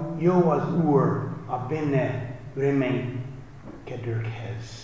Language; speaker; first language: Hungarian; non-native, fluent; English